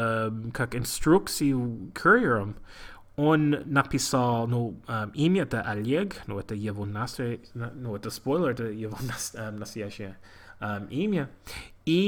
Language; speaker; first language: Russian; non-native, learner; English